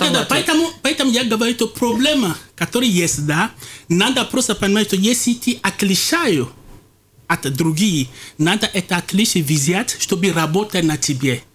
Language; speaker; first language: Russian; non-native, fluent; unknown